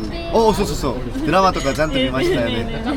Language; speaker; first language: Japanese; non-native, learner; Korean